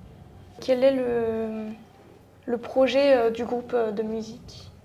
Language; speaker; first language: French; native; French